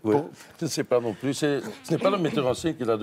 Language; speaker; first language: French; non-native, local second language; Dutch